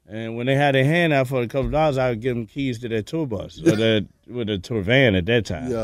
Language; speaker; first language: English; native; English